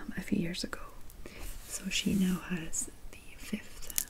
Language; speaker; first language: English; native; English